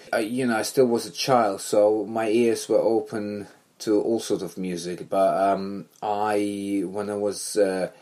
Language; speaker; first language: English; non-native, fluent; Belarusian